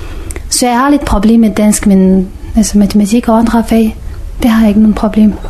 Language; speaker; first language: Danish; non-native, learner; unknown